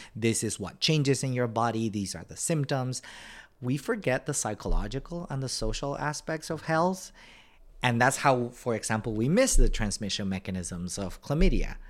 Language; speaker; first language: English; non-native, fluent; Spanish